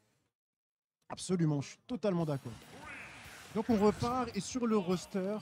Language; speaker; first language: French; native; French